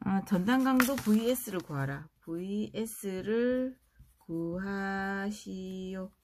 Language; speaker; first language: Korean; native; Korean